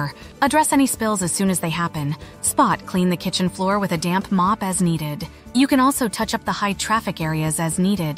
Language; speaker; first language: English; native; English